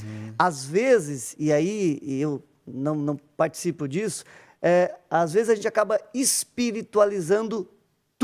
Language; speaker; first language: Portuguese; native; Portuguese